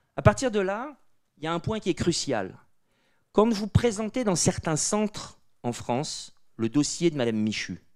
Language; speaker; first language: French; native; French